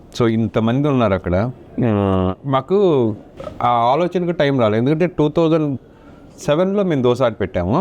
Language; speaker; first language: Telugu; native; Telugu